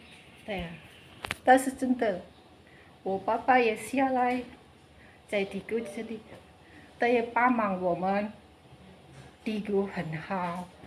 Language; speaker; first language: Chinese; non-native, learner; Indonesian